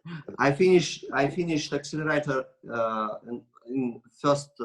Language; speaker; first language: English; non-native, learner; Russian